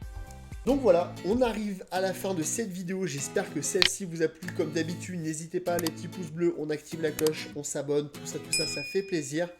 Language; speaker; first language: French; native; French